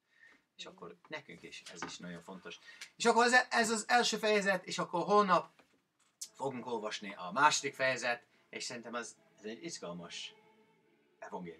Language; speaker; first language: Hungarian; non-native, learner; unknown